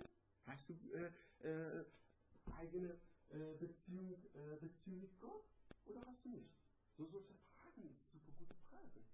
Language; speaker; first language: German; non-native, learner; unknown